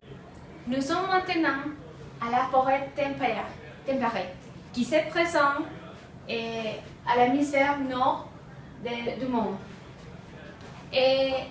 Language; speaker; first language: French; non-native, learner; Spanish